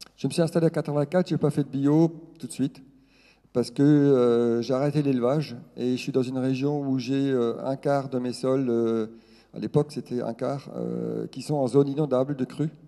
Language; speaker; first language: French; non-native, local second language; Swiss German